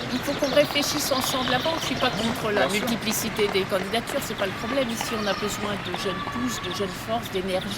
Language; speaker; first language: French; native; French